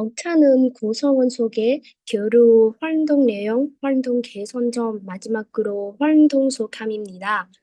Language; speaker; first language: Korean; non-native, fluent; Vietnamese